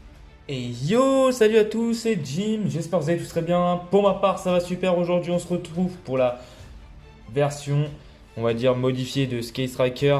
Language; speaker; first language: French; native; French